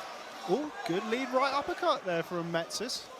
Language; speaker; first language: English; native; English